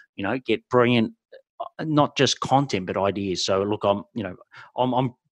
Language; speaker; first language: English; native; English